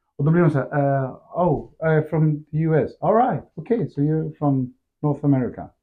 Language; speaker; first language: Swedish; early bilingual, other home language; Spanish